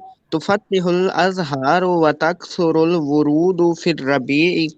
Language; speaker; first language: Arabic; non-native, learner; Urdu